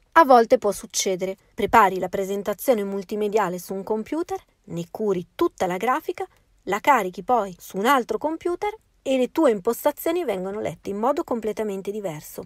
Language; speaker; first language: Italian; native; Italian